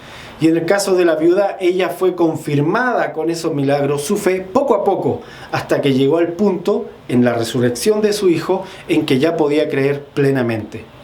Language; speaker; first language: Spanish; native; Spanish